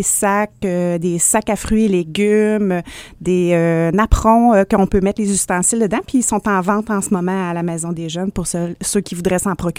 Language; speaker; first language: French; native; French